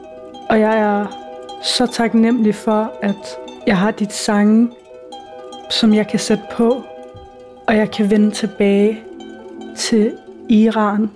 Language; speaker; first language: Danish; early bilingual, other home language; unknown